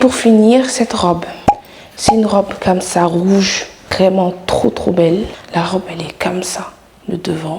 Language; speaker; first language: French; non-native, local second language; Wolof